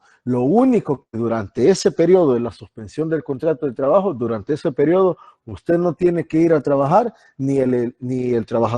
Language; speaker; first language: Spanish; native; Spanish